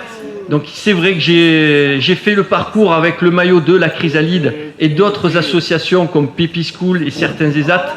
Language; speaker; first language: French; native; French